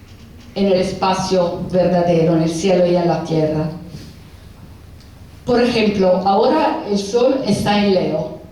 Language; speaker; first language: Spanish; non-native, fluent; Italian